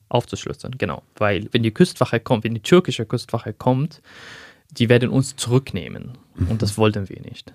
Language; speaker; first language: German; non-native, fluent; Arabic